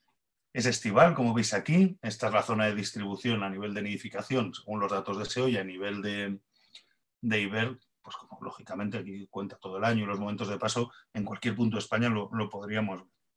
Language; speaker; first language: Spanish; native; Spanish